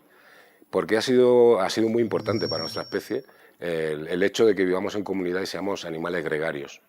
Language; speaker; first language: Spanish; native; Spanish